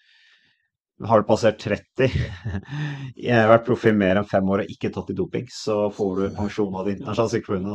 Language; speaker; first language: Norwegian; native; Norwegian